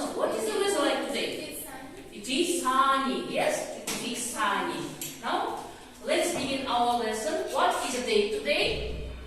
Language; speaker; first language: English; non-native, learner; Russian